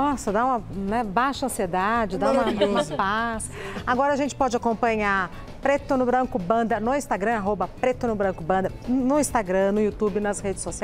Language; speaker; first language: Portuguese; native; Portuguese